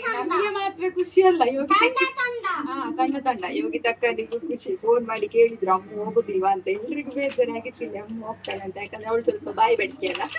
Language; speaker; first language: Kannada; native; Kannada